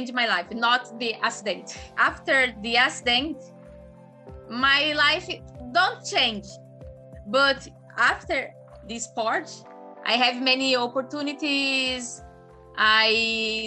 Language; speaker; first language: English; non-native, learner; Portuguese